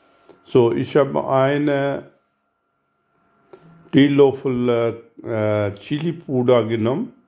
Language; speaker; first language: German; non-native, learner; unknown